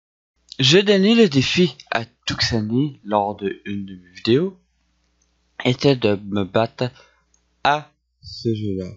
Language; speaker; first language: French; native; French